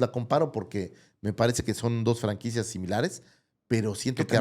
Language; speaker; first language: Spanish; native; Spanish